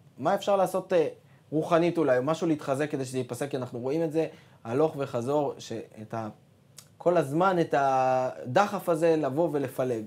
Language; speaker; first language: Hebrew; native; Hebrew